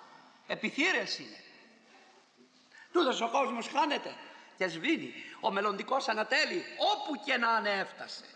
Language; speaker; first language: Greek; native; Greek